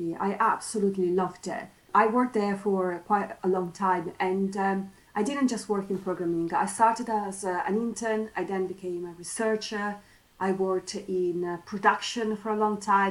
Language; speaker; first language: English; non-native, fluent; Italian